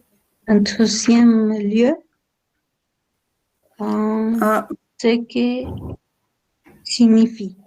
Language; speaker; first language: French; non-native, learner; Spanish